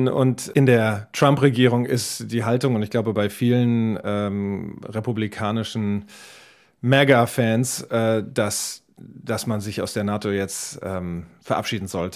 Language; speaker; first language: German; native; German